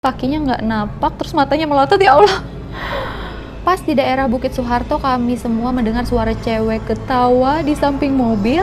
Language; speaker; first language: Indonesian; native; Indonesian